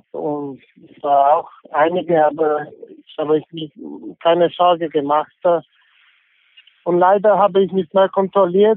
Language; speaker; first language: German; non-native, fluent; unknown